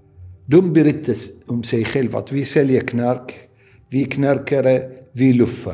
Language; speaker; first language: Swedish; non-native, learner; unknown